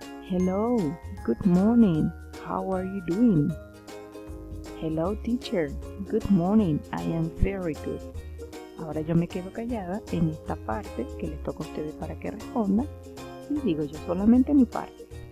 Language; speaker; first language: Spanish; native; Spanish